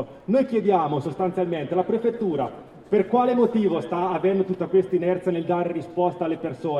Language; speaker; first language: Italian; native; Italian